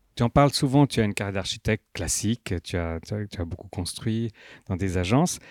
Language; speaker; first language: French; native; French